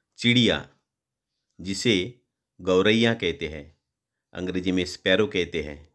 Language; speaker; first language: Hindi; non-native, local second language; Marathi